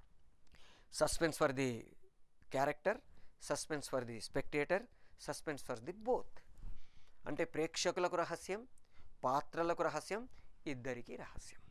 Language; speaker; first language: Telugu; native; Telugu